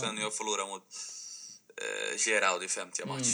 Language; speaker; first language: Swedish; non-native, fluent; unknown